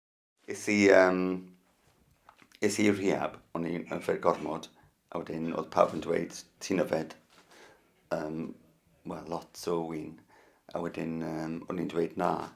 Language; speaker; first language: Welsh; non-native, learner; English